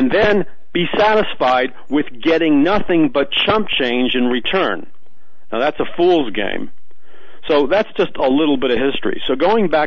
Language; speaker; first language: English; native; English